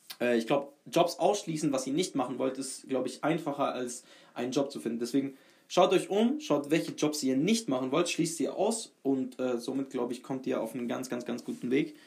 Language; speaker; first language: German; native; German